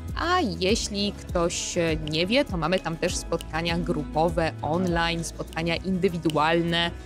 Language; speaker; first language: Polish; native; Polish